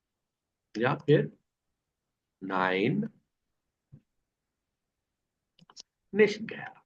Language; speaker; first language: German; non-native, fluent; Urdu